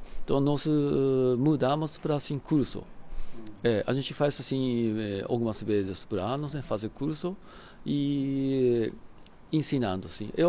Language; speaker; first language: Portuguese; non-native, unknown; Japanese